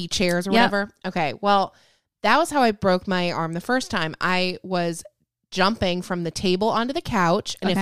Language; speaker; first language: English; native; English